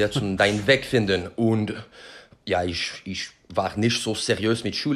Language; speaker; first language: German; non-native, learner; French